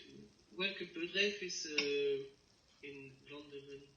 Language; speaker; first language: Dutch; non-native, learner; French